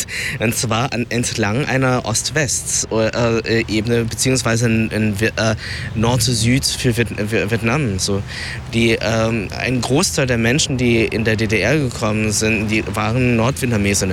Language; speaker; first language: German; early bilingual, other home language; Vietnamese